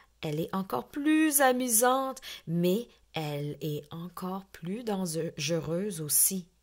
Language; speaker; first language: French; native; French